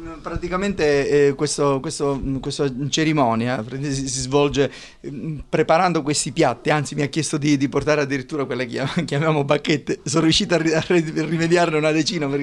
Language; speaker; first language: Italian; native; Italian